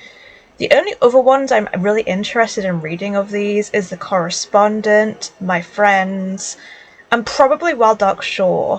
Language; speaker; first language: English; native; English